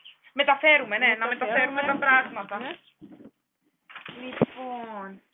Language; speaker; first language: Greek; non-native, learner; German